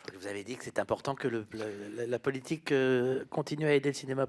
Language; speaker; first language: French; native; French